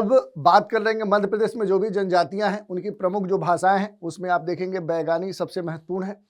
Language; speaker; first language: Hindi; native; Hindi